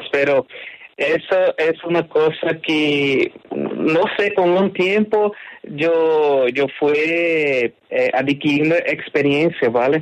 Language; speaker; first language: Spanish; non-native, learner; Portuguese